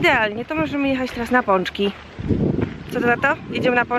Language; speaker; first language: Polish; native; Polish